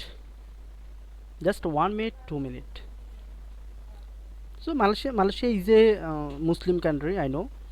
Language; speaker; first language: English; non-native, learner; Bangla